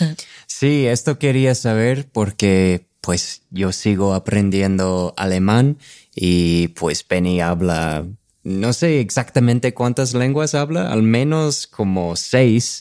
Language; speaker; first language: Spanish; non-native, fluent; English